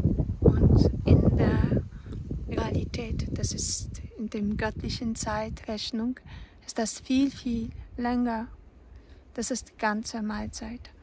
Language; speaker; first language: German; non-native, fluent; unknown